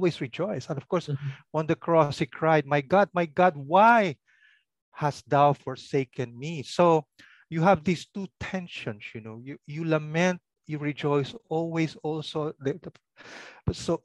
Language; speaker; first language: English; non-native, local second language; Pangasinan